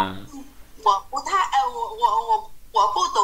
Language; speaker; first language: Chinese; non-native, learner; Vietnamese